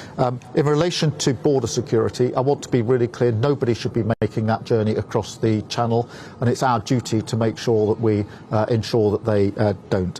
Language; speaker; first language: English; native; English